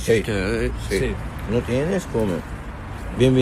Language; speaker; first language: Spanish; non-native, learner; Arabic